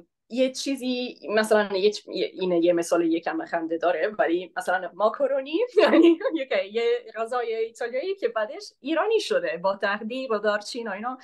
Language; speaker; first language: Persian; non-native, fluent; Italian